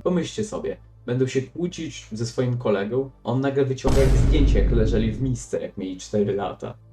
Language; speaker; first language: Polish; native; Polish